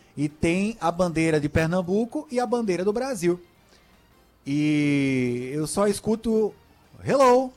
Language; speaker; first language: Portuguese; native; Portuguese